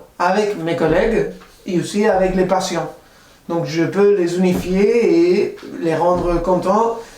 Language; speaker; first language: French; non-native, fluent; Spanish